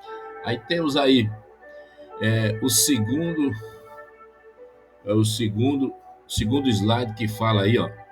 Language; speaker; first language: Portuguese; native; Portuguese